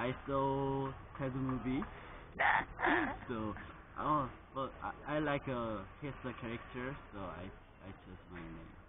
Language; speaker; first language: English; non-native, learner; Korean